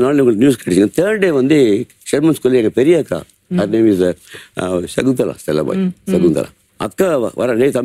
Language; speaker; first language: Tamil; native; Tamil